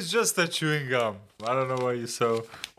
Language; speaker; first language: English; non-native, fluent; Macedonian